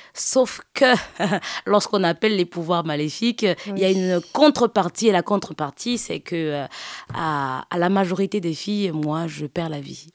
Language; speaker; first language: French; early bilingual, other home language; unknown